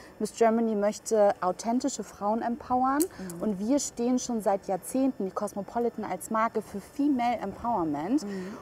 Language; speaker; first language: German; early bilingual, other home language; Albanian